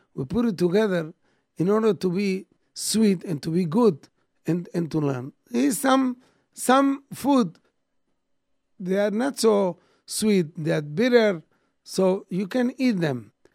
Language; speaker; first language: English; non-native, fluent; Hebrew